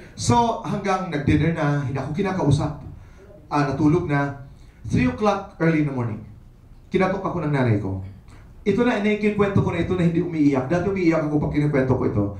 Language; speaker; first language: Filipino; non-native, local second language; Waray